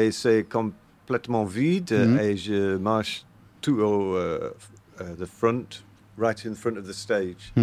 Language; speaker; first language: French; non-native, learner; English